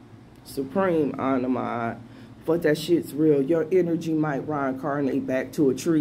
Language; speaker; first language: English; native; English